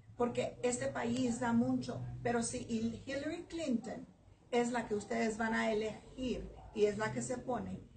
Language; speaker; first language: Spanish; early bilingual, heritage; Spanish